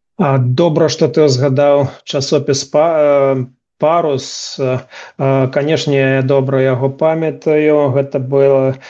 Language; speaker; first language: Belarusian; non-native, local second language; Russian